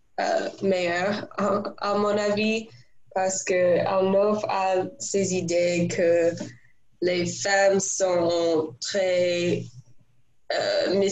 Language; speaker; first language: French; non-native, learner; English